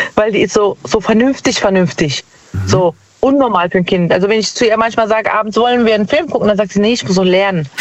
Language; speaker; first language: German; native; German